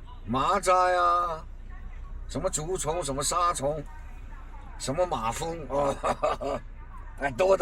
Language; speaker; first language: Chinese; native; Chinese